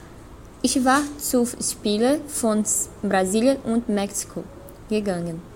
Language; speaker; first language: German; non-native, learner; Portuguese